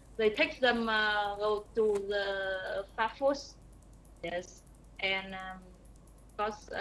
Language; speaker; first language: English; non-native, learner; Vietnamese